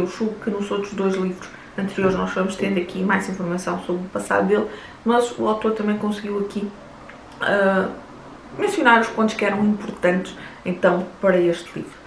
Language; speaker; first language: Portuguese; native; Portuguese